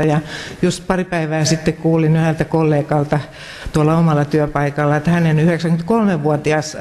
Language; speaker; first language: Finnish; native; Finnish